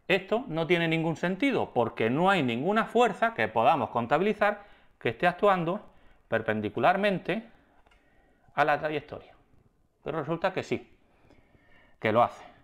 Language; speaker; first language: Spanish; native; Spanish